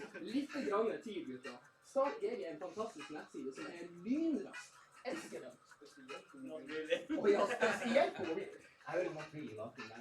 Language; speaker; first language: Norwegian; native; Norwegian